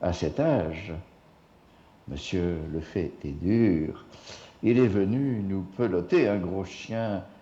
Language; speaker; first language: French; non-native, fluent; English